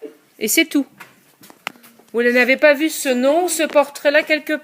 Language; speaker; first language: French; native; French